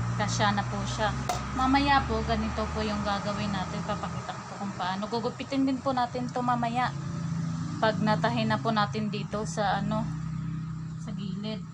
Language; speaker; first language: Filipino; non-native, local second language; Cebuano